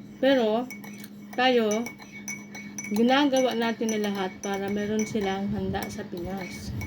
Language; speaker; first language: Filipino; non-native, local second language; Bikol